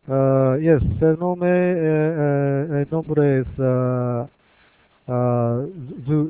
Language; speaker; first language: Spanish; non-native, learner; Japanese